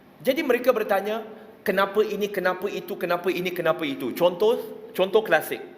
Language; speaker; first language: Malay; non-native, local second language; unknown